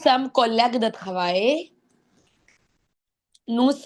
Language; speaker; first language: French; non-native, fluent; Punjabi